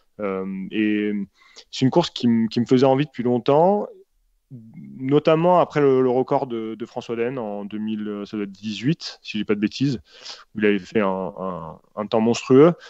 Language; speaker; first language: French; native; French